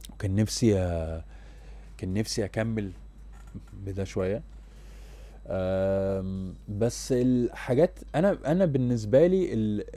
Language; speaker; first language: Arabic; early bilingual, heritage; Arabic